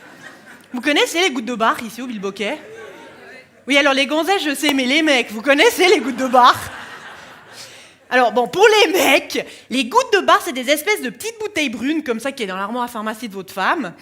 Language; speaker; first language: French; native; French